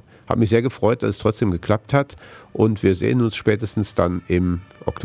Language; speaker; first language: German; native; German